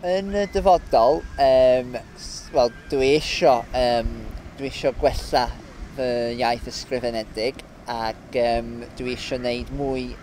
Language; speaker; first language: Welsh; non-native, fluent; English